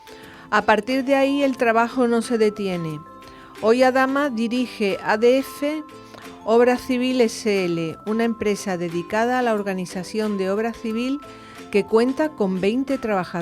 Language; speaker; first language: Spanish; native; Spanish